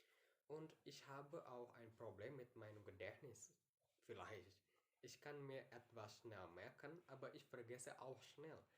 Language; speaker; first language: German; non-native, learner; Indonesian